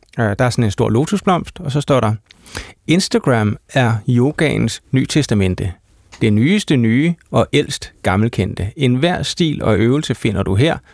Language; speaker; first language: Danish; native; Danish